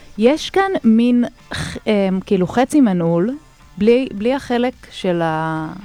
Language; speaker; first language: Hebrew; native; Hebrew